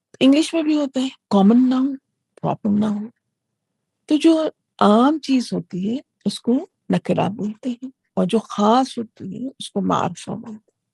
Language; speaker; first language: Urdu; native; Urdu